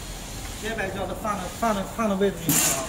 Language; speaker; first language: Chinese; native; Chinese